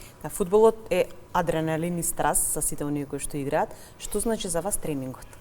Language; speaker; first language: Macedonian; native; Macedonian